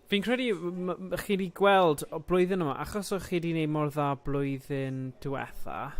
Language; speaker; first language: Welsh; non-native, local second language; English